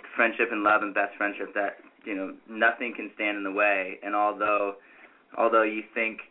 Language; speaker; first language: English; native; English